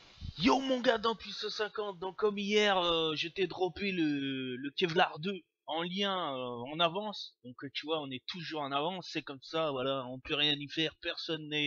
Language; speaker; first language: French; native; French